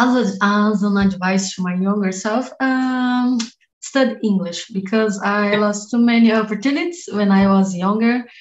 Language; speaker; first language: English; non-native, learner; Portuguese